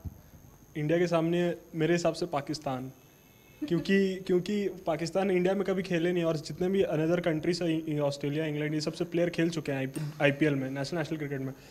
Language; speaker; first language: Hindi; native; Hindi